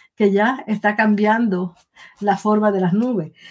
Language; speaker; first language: Spanish; native; Spanish